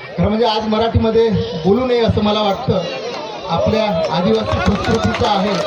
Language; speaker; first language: Marathi; non-native, local second language; Kukna